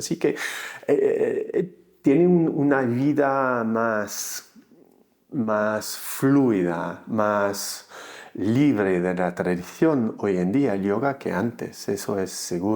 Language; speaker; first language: Spanish; non-native, fluent; English